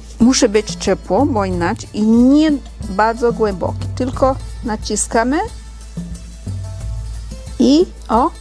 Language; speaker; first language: Polish; non-native, learner; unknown